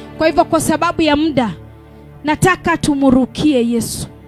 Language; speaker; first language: Swahili; native; Swahili